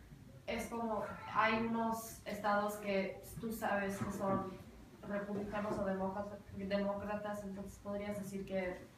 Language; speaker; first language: Spanish; early bilingual, heritage; Spanish